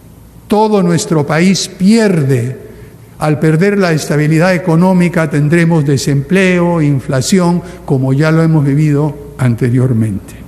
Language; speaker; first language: Spanish; native; Spanish